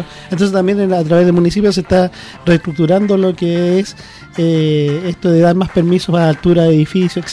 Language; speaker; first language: Spanish; native; Spanish